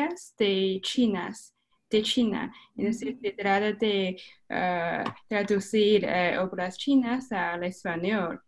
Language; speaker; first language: Spanish; non-native, fluent; Chinese